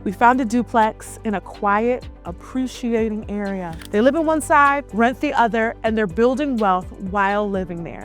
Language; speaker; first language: English; native; English